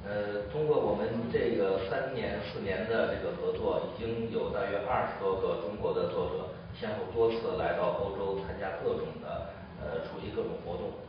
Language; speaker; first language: Chinese; native; Chinese